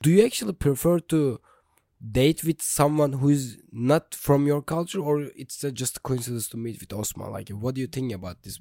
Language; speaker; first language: English; non-native, fluent; Turkish